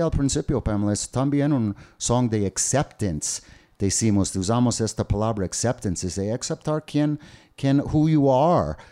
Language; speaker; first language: Spanish; non-native, fluent; English